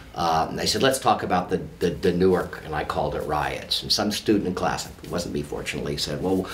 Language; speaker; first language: English; native; English